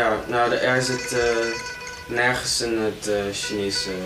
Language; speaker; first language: Dutch; early bilingual, other home language; Cantonese